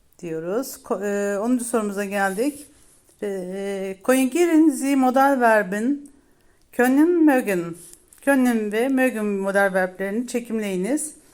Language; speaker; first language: Turkish; native; Turkish